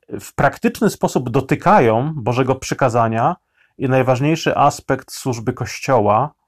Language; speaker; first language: Polish; native; Polish